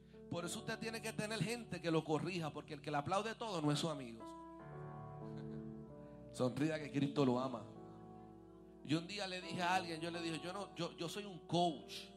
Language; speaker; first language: Spanish; native; Spanish